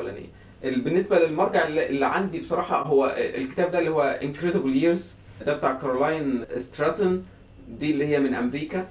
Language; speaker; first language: Arabic; native; Arabic